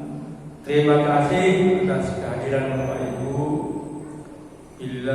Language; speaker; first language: Indonesian; native; Indonesian